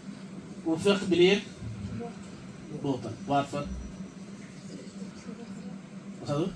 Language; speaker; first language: Swedish; non-native, fluent; Urdu